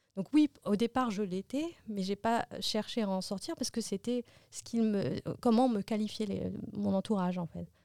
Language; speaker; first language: French; early bilingual, other home language; Arabic